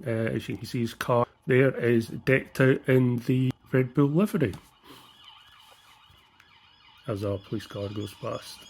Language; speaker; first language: English; native; English